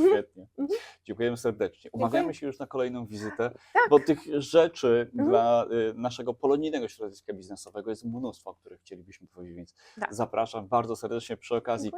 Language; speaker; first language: Polish; native; Polish